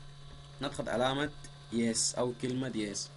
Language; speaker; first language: Arabic; native; Arabic